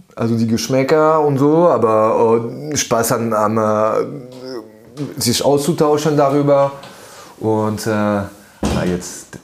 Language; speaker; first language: German; non-native, fluent; French